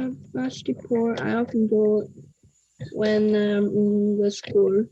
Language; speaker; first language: English; non-native, learner; Vietnamese